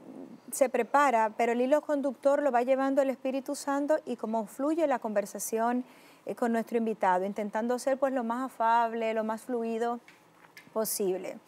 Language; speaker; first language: Spanish; native; Spanish